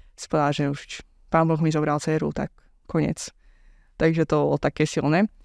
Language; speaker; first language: Slovak; non-native, fluent; Azerbaijani